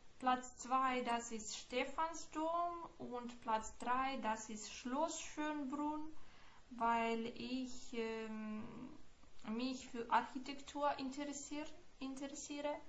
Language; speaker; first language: German; non-native, fluent; Ukrainian